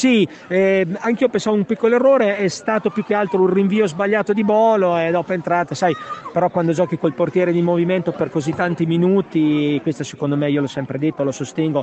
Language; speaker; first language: Italian; native; Italian